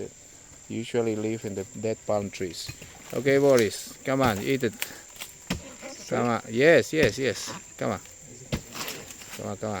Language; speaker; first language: English; non-native, learner; Spanish